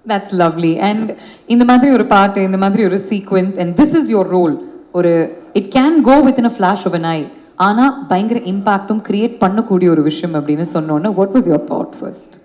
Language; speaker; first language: Tamil; native; Tamil